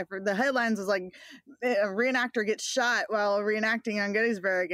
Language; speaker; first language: English; native; English